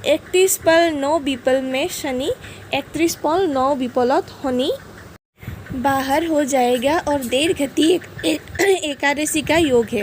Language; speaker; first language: Hindi; non-native, local second language; Assamese